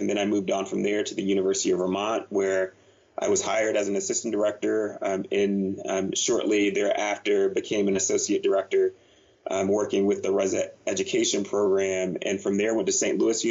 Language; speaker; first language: English; native; English